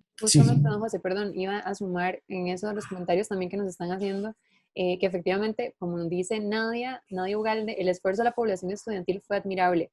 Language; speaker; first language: Spanish; native; Spanish